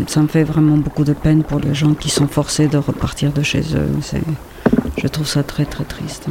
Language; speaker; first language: French; non-native, fluent; Spanish